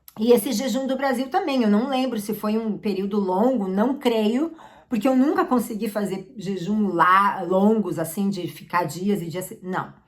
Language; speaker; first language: Portuguese; native; Portuguese